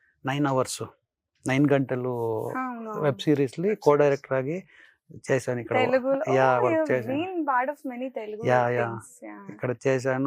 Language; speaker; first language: Telugu; non-native, learner; Kannada